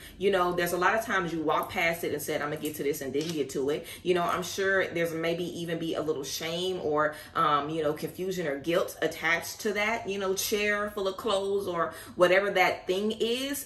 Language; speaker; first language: English; native; English